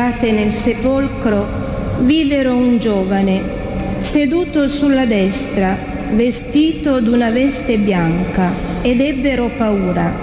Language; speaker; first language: Italian; native; Italian